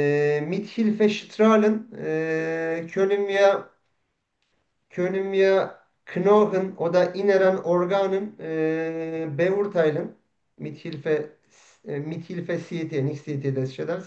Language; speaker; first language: German; non-native, learner; Turkish